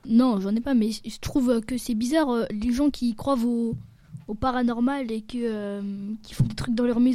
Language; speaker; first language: French; native; French